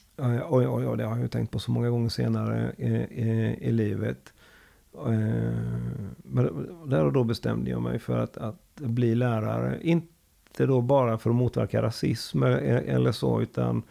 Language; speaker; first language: Swedish; native; Swedish